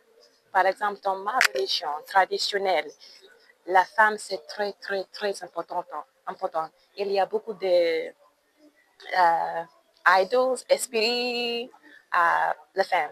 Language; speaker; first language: French; non-native, learner; English